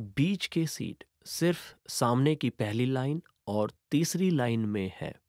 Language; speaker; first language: Hindi; native; Hindi